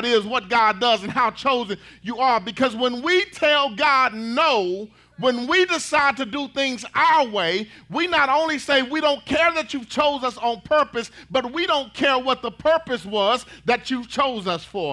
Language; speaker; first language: English; native; English